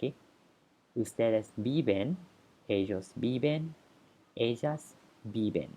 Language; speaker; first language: Spanish; non-native, fluent; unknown